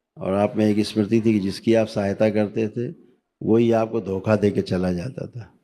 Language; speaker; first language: Hindi; native; Hindi